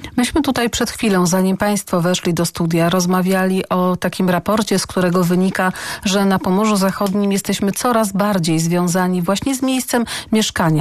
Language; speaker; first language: Polish; native; Polish